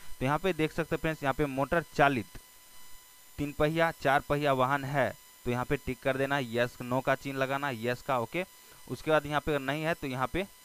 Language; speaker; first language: Hindi; native; Hindi